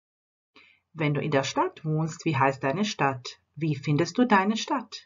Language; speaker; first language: German; non-native, fluent; Croatian